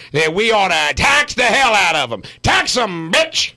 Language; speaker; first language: English; native; English